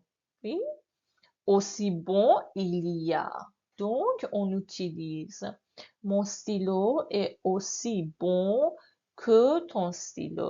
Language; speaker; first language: French; non-native, fluent; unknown